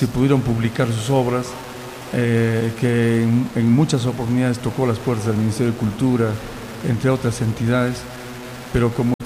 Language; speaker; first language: Spanish; non-native, local second language; Quechua